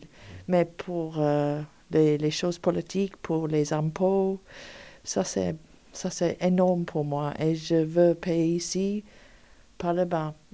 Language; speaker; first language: French; non-native, learner; English